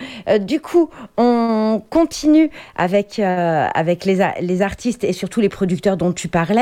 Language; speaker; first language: French; native; French